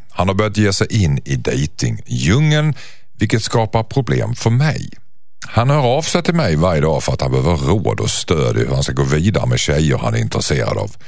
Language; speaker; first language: Swedish; native; Swedish